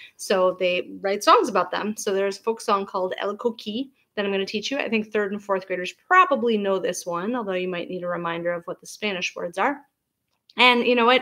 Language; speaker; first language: English; native; English